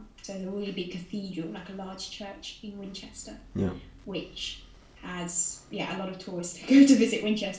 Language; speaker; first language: English; native; English